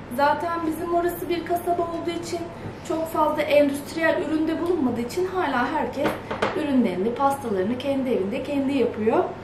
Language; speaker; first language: Turkish; early bilingual, heritage; Turkish